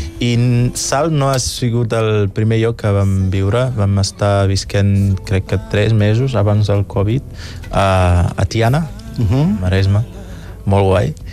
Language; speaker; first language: Catalan; non-native, fluent; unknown